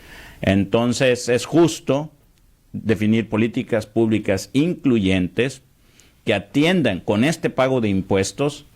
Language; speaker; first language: Spanish; native; Spanish